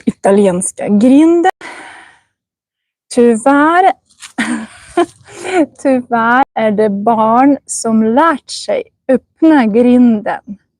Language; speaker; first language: Swedish; non-native, fluent; Russian